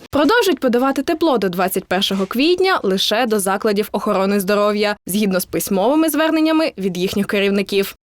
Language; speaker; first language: Ukrainian; native; Ukrainian